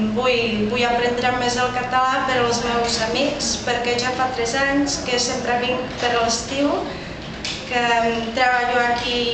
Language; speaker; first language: Catalan; non-native, fluent; Czech